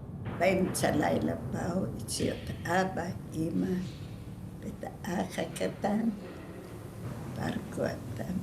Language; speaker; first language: Hebrew; non-native, fluent; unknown